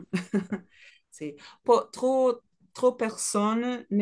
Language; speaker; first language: French; non-native, learner; Portuguese